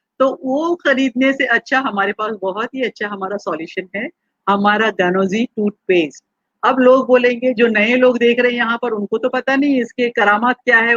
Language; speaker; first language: Hindi; non-native, local second language; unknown